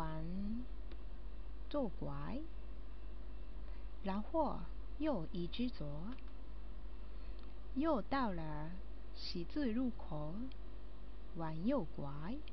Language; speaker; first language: Chinese; non-native, learner; Japanese